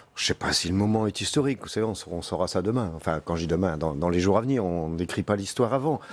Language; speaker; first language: French; native; French